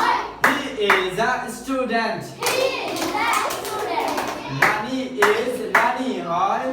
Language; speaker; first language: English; non-native, fluent; Bangla